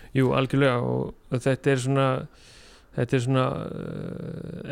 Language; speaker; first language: Icelandic; native; Icelandic